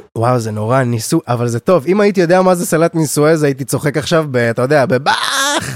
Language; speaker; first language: Hebrew; native; Hebrew